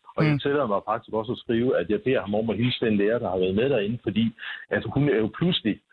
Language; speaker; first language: Danish; native; Danish